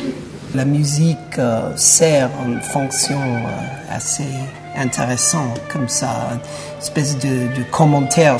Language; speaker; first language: French; non-native, fluent; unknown